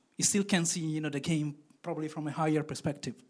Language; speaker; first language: English; non-native, fluent; Italian